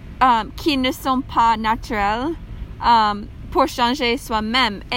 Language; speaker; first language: French; non-native, learner; English